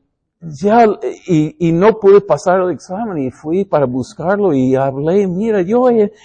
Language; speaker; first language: Spanish; non-native, fluent; English